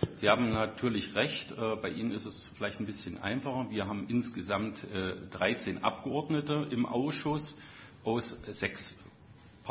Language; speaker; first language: German; native; German